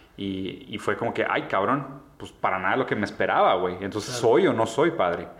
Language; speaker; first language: Spanish; early bilingual, other home language; Portuguese